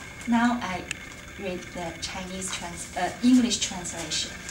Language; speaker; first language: English; non-native, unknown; Chinese